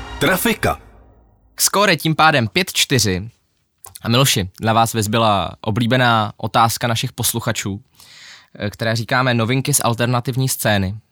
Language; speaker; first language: Czech; early bilingual, other home language; Ukrainian